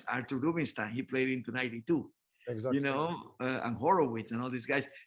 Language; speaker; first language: English; non-native, fluent; Spanish